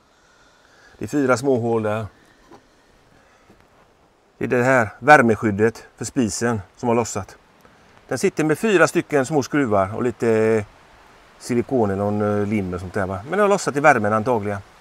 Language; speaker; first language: Swedish; native; Swedish